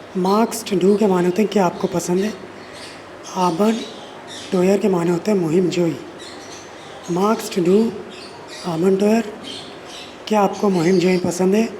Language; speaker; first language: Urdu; native; Urdu